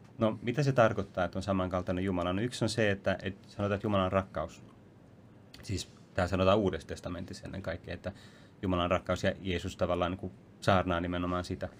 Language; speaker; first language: Finnish; native; Finnish